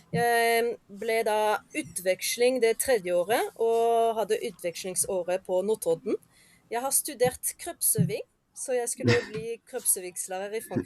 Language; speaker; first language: Norwegian; non-native, fluent; French